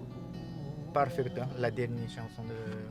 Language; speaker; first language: French; non-native, learner; Japanese